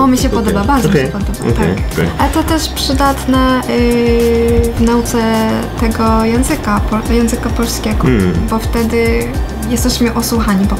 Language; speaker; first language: Polish; non-native, fluent; Japanese